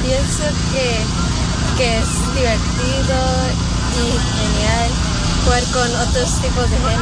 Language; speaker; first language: Spanish; early bilingual, other home language; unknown